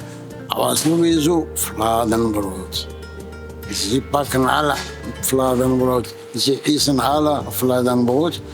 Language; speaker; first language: German; non-native, learner; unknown